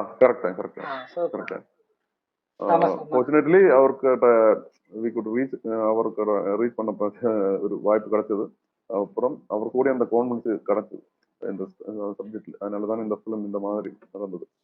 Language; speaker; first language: Tamil; non-native, learner; Malayalam